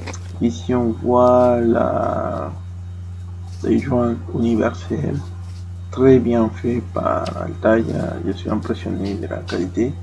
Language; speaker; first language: French; non-native, fluent; Spanish